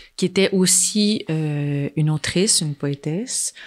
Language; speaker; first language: French; native; French